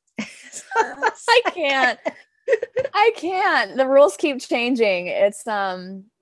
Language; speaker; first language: English; early bilingual, other home language; Danish